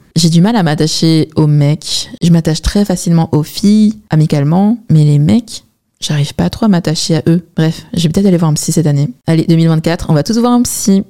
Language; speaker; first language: French; early bilingual, other home language; Chinese